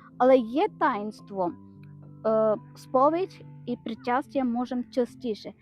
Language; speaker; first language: Ukrainian; non-native, learner; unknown